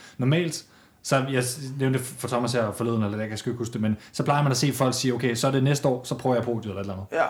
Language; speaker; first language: Danish; native; Danish